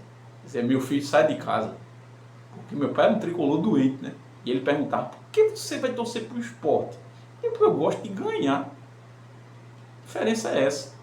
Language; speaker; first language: Portuguese; native; Portuguese